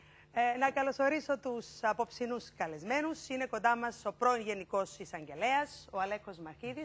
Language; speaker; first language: Greek; native; Greek